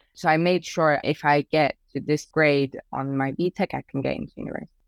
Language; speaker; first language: English; early bilingual, other home language; Persian